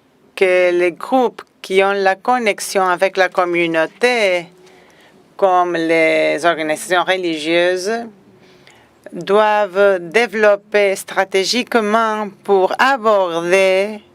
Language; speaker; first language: French; non-native, fluent; Spanish